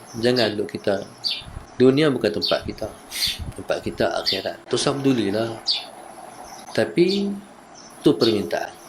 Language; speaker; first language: Malay; native; Malay